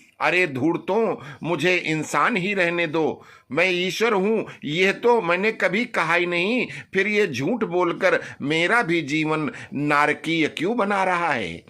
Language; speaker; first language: Hindi; native; Hindi